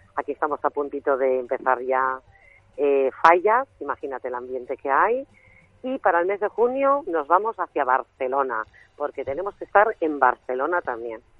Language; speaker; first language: Spanish; native; Spanish